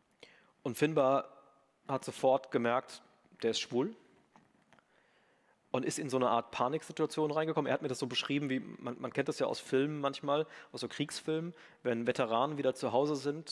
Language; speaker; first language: German; native; German